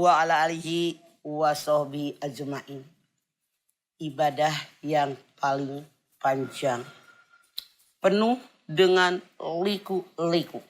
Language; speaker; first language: Indonesian; native; Indonesian